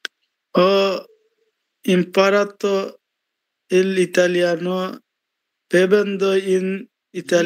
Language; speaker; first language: Italian; non-native, learner; Bangla